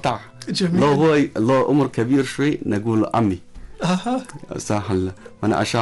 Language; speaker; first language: Arabic; non-native, learner; Chinese